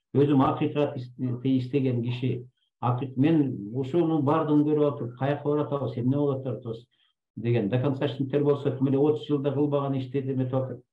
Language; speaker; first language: Kyrgyz; native; Kyrgyz